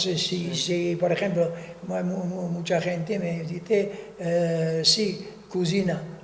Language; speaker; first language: Spanish; non-native, fluent; Arabic